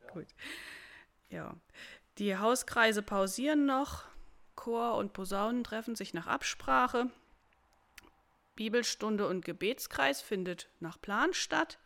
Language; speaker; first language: German; native; German